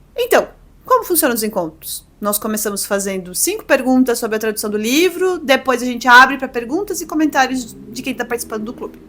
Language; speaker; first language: Portuguese; native; Portuguese